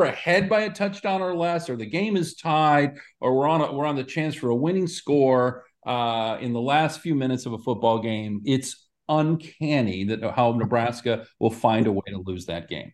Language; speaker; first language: English; native; English